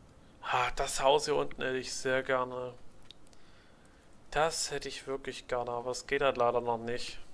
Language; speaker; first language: German; native; German